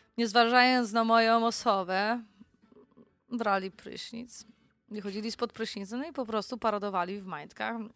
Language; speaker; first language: Polish; native; Polish